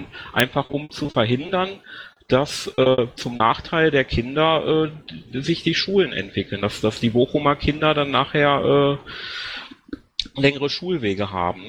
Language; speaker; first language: German; native; German